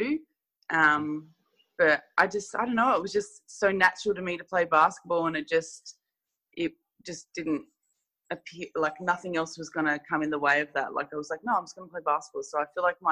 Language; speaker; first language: English; native; English